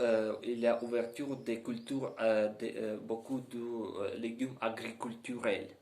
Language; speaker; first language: French; non-native, learner; Ukrainian